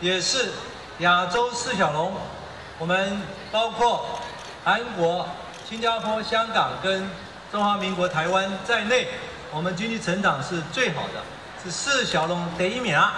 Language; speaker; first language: Chinese; native; Chinese